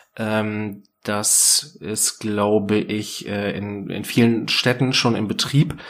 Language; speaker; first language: German; native; German